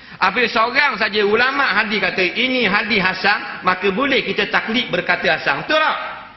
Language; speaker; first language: Malay; native; Malay